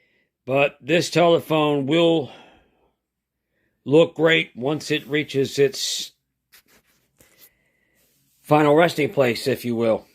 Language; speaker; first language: English; native; English